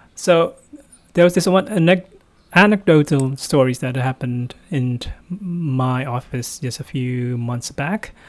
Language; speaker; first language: English; non-native, fluent; Indonesian